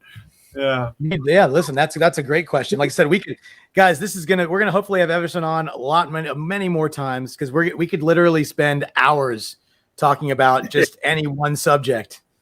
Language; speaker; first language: English; native; English